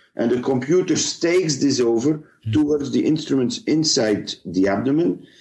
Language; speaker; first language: English; non-native, fluent; Dutch